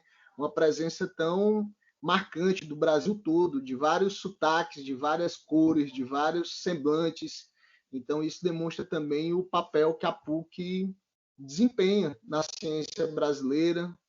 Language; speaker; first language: Portuguese; native; Portuguese